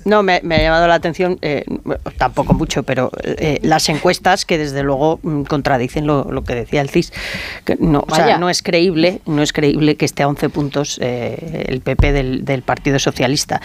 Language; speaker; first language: Spanish; native; Spanish